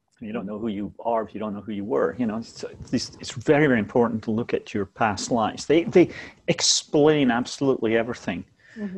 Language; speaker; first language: English; native; English